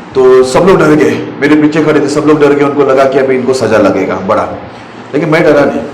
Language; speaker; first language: Hindi; non-native, local second language; Marathi